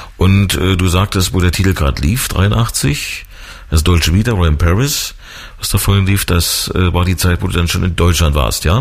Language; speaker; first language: German; native; German